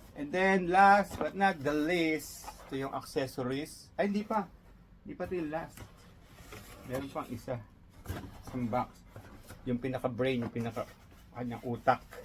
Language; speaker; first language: Filipino; native; Filipino